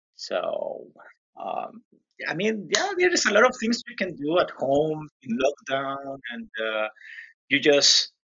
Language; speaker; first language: English; non-native, learner; Spanish